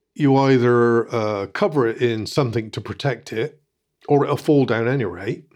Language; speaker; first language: English; native; English